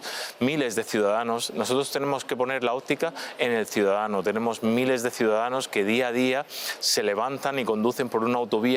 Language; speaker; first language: Spanish; native; Spanish